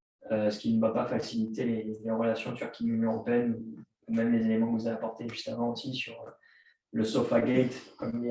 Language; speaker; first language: French; native; French